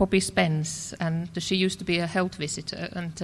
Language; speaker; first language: English; non-native, fluent; Finnish